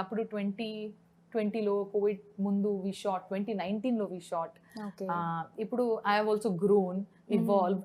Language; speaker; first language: Telugu; non-native, local second language; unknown